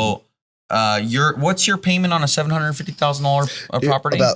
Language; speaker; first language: English; native; English